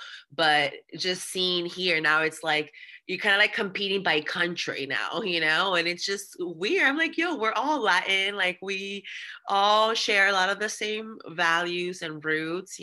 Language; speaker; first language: English; early bilingual, other home language; Spanish